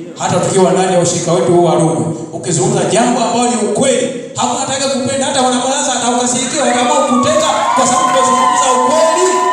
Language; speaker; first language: Swahili; non-native, local second language; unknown